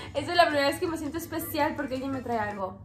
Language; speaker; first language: Spanish; native; Spanish